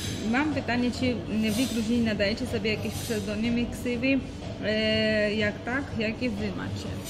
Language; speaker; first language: Polish; non-native, fluent; Georgian